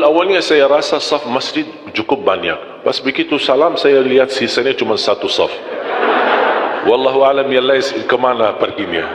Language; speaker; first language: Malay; non-native, fluent; Arabic